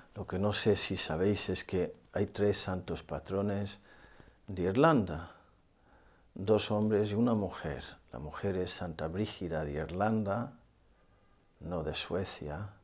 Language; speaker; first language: Spanish; non-native, fluent; English